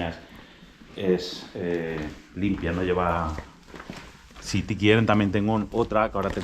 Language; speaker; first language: Spanish; native; Spanish